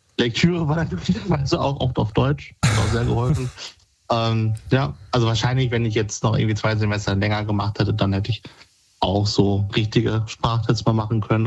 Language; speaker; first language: German; native; German